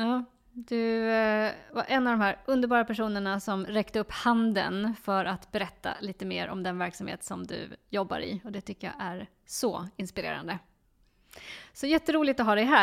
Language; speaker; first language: Swedish; native; Swedish